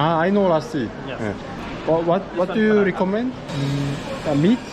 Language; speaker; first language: English; non-native, fluent; Finnish